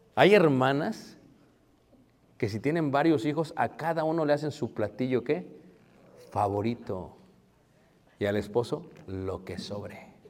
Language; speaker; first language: Spanish; early bilingual, heritage; Spanish